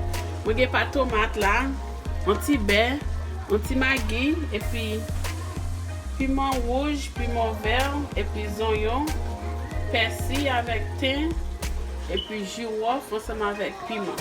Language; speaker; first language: French; non-native, learner; Haitian Creole